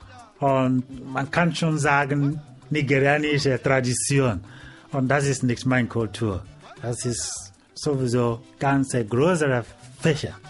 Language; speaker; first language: German; non-native, learner; Igbo